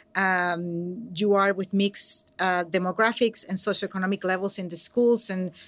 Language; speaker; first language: English; non-native, fluent; Spanish